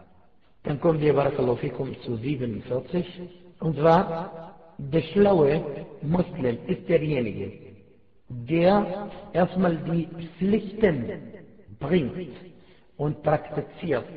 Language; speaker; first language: German; non-native, fluent; Arabic